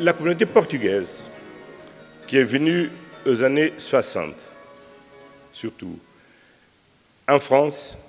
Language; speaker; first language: French; non-native, fluent; Portuguese